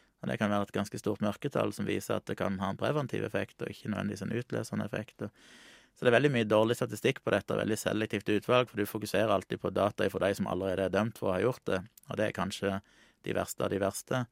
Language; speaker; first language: Norwegian; native; Norwegian